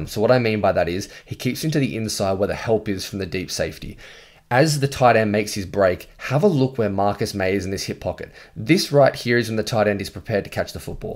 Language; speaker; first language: English; native; English